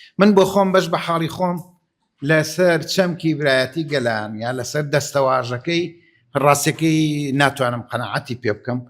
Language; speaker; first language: Central Kurdish; native; Central Kurdish